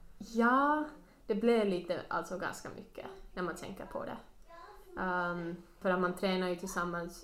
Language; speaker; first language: Swedish; non-native, local second language; Finnish